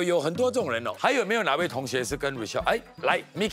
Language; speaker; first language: Chinese; native; Chinese